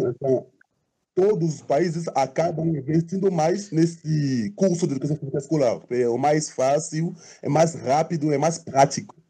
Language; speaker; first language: Portuguese; non-native, fluent; French